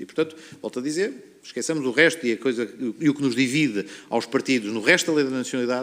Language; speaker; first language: Portuguese; native; Portuguese